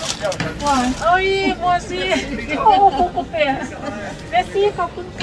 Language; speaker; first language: French; non-native, learner; Thai